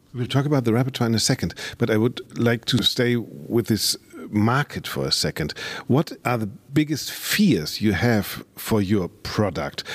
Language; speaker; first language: English; non-native, fluent; German